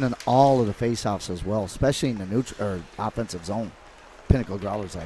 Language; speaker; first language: English; native; English